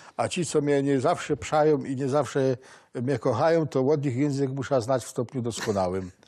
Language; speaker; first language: Polish; native; Polish